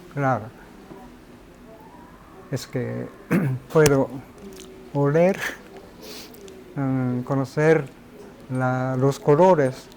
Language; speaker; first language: Spanish; non-native, fluent; Japanese